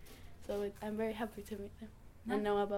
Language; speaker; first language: English; non-native, learner; Spanish